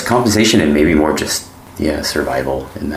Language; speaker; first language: English; native; English